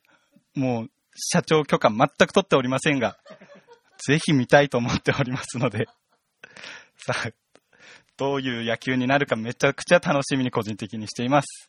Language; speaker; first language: Japanese; native; Japanese